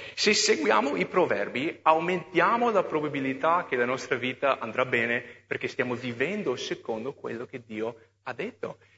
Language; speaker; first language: Italian; non-native, fluent; English